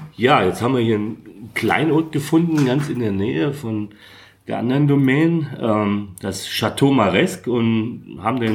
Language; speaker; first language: German; native; German